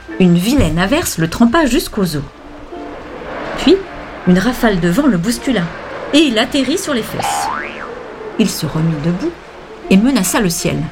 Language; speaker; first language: French; native; French